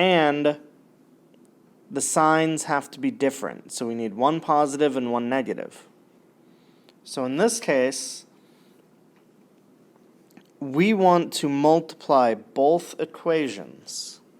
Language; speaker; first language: English; native; English